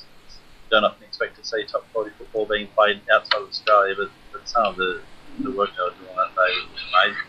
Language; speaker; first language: English; native; English